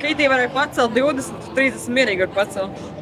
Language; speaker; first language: Latvian; native; Latvian